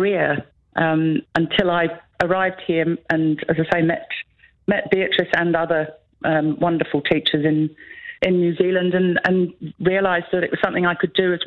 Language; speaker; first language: English; native; English